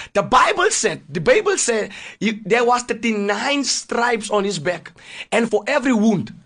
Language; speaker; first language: English; non-native, local second language; Afrikaans